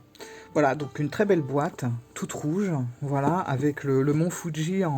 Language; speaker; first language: French; native; French